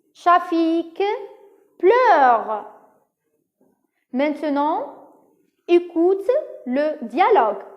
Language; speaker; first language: French; non-native, local second language; Arabic